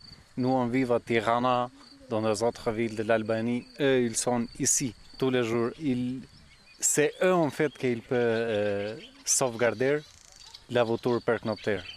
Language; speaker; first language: French; non-native, fluent; Albanian